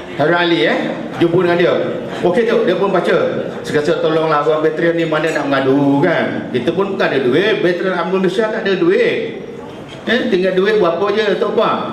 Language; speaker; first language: Malay; native; Malay